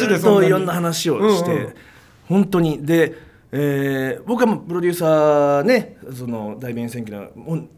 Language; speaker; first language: Japanese; native; Japanese